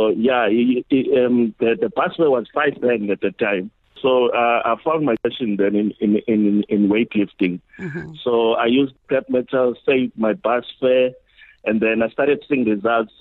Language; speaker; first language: English; non-native, local second language; Xhosa